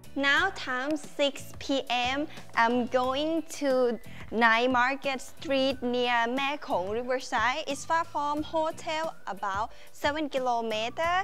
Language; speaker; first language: English; non-native, learner; Thai